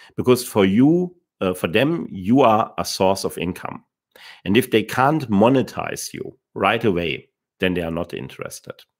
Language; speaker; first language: English; non-native, fluent; German